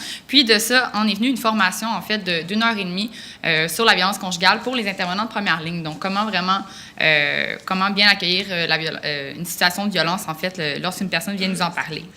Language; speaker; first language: French; native; French